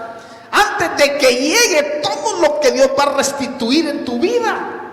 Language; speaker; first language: Spanish; native; Spanish